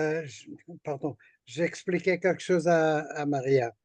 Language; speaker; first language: French; non-native, fluent; Portuguese